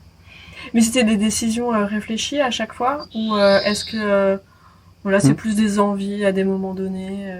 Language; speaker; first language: French; native; French